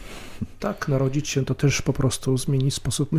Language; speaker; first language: Polish; native; Polish